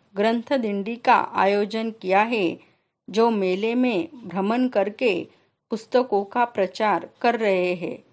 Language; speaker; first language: Hindi; non-native, local second language; Marathi